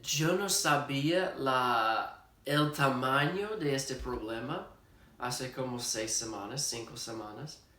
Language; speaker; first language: Spanish; non-native, fluent; English